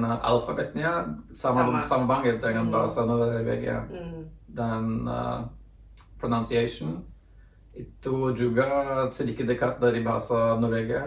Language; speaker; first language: Indonesian; non-native, fluent; Norwegian